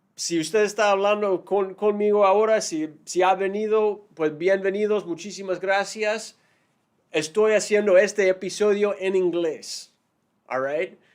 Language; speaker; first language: Spanish; non-native, fluent; English